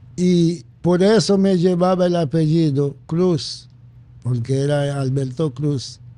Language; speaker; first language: Spanish; early bilingual, other home language; Haitian Creole